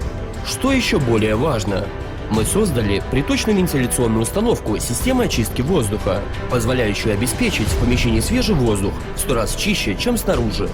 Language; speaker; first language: Russian; native; Russian